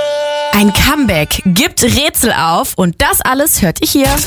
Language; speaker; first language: German; native; German